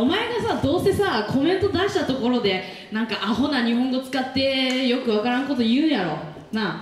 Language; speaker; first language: Japanese; native; Japanese